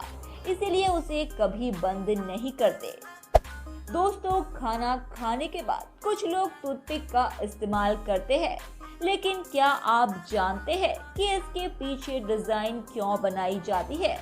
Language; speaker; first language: Hindi; native; Hindi